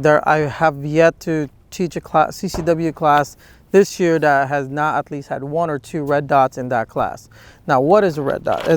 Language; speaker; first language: English; native; English